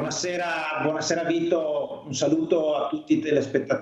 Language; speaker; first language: Italian; native; Italian